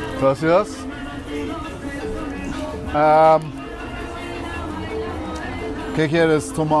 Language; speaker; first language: Spanish; non-native, learner; German